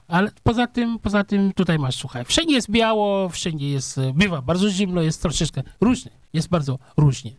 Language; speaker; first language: Polish; non-native, fluent; Serer